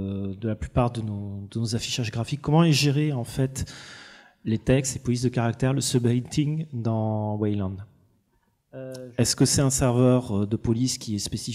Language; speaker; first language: French; native; French